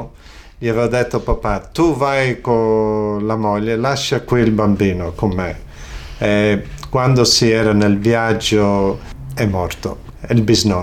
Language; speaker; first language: Italian; early bilingual, other home language; Friulian